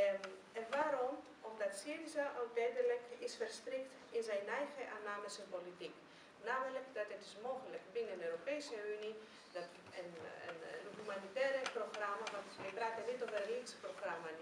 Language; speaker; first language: Dutch; non-native, fluent; Greek